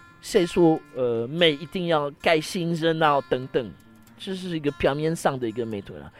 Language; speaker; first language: Chinese; non-native, fluent; French